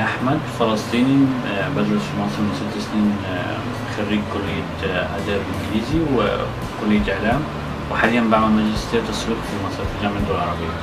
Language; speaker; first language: Arabic; native; Arabic